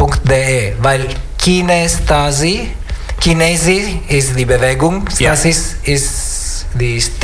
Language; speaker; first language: German; non-native, learner; Italian